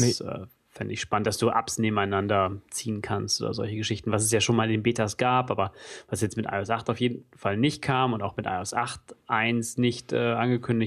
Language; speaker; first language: German; native; German